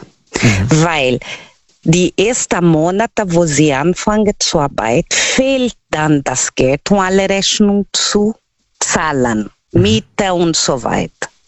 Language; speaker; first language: German; non-native, fluent; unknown